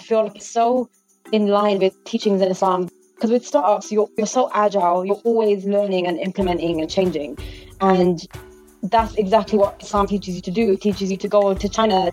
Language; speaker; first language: English; native; English